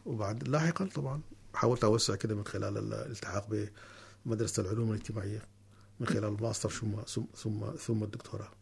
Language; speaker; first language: Arabic; native; Arabic